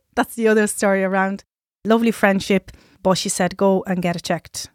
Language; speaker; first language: English; non-native, fluent; Italian